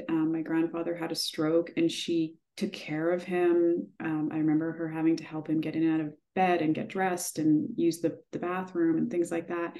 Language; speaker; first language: English; native; English